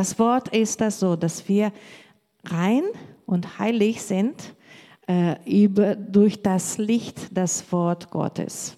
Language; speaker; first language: German; non-native, learner; Portuguese